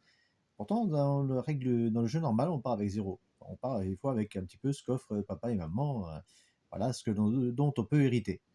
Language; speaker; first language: French; native; French